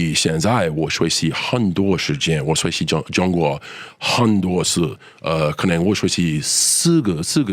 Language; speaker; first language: Chinese; non-native, learner; English